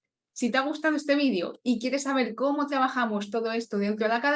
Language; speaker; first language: Spanish; native; Spanish